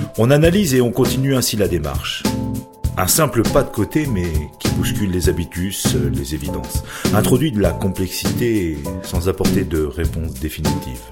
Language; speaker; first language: French; native; French